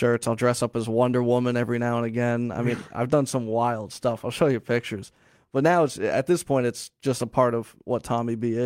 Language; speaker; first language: English; native; English